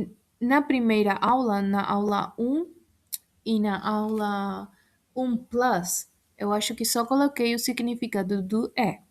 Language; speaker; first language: Portuguese; non-native, fluent; Spanish